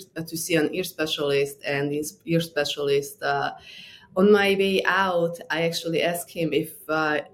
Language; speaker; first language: English; non-native, fluent; Romanian